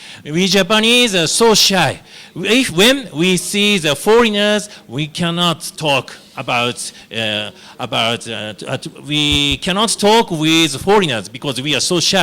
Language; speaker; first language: English; non-native, learner; Japanese